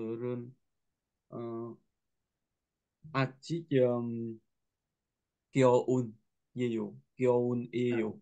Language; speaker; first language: Korean; non-native, learner; Vietnamese